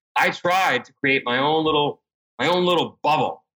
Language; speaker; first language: English; native; English